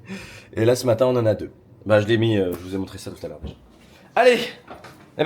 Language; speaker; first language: French; native; French